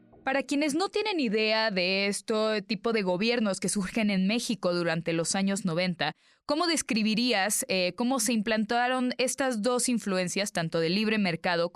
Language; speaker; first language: Spanish; native; Spanish